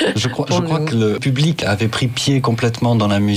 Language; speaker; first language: French; native; French